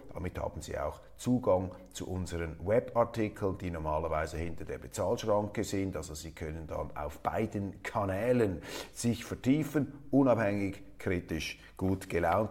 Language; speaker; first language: German; native; German